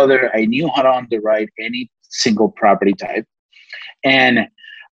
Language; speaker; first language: English; non-native, fluent; Spanish